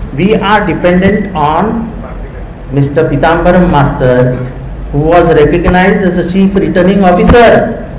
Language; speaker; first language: English; non-native, local second language; Marathi